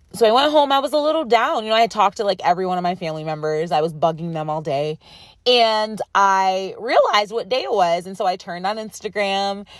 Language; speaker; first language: English; native; English